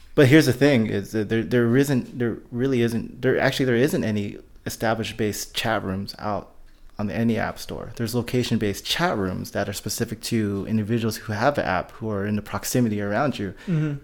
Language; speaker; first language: English; early bilingual, other home language; Filipino